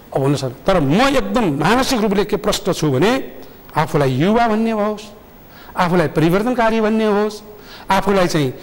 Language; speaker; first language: Nepali; native; Nepali